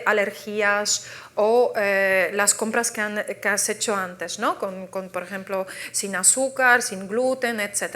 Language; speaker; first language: Spanish; non-native, fluent; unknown